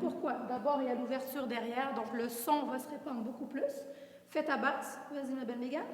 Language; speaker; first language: French; non-native, fluent; Portuguese